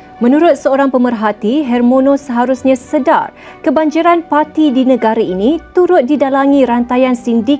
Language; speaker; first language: Malay; native; Malay